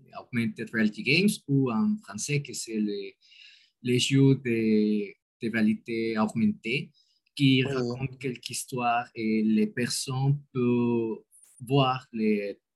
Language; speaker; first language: French; non-native, learner; Spanish